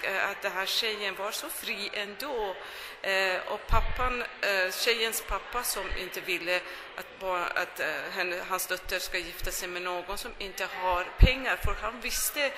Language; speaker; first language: Swedish; non-native, fluent; Persian